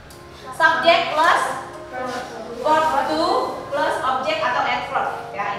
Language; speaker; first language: English; non-native, learner; Indonesian